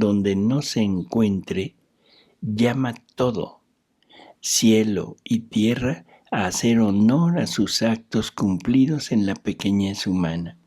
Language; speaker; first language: Spanish; native; Spanish